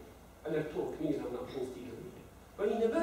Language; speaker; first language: Swedish; non-native, fluent; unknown